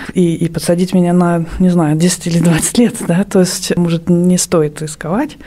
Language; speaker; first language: Russian; non-native, fluent; French